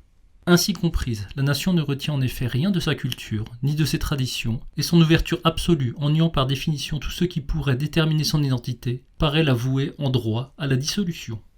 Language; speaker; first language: French; native; French